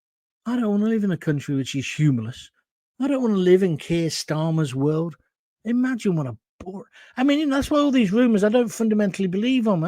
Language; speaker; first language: English; native; English